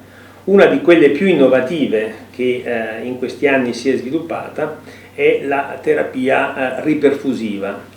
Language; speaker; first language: Italian; native; Italian